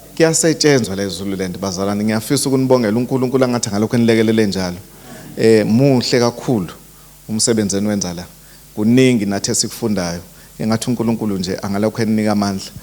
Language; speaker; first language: Zulu; native; Zulu